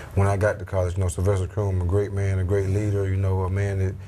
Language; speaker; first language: English; native; English